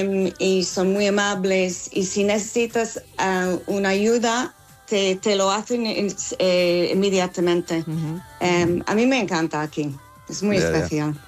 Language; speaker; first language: Spanish; non-native, fluent; English